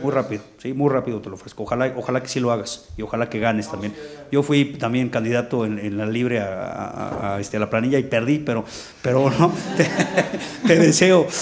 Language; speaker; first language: Spanish; native; Spanish